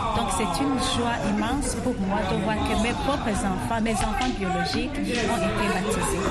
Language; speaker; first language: French; non-native, local second language; Rundi